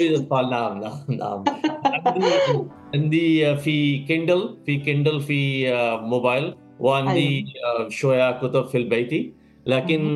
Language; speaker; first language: Arabic; non-native, learner; Urdu